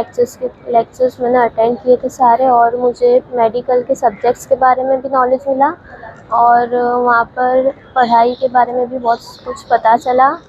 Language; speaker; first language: Hindi; non-native, local second language; Gujarati